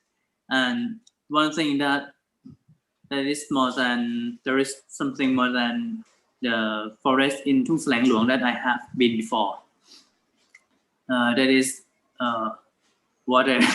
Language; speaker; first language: English; non-native, learner; Thai